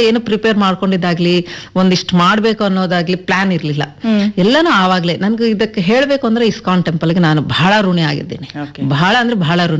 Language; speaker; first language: Kannada; non-native, local second language; Telugu